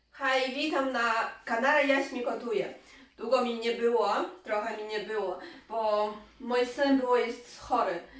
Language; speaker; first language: Polish; non-native, learner; Chinese